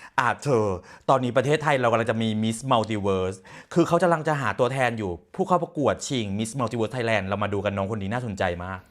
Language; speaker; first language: Thai; native; Thai